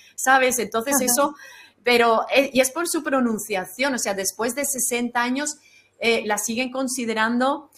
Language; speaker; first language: Spanish; non-native, fluent; German